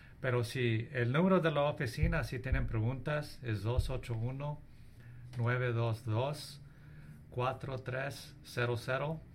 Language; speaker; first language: Spanish; early bilingual, heritage; English